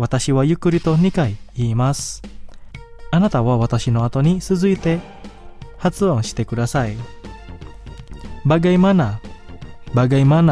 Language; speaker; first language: Japanese; non-native, fluent; Indonesian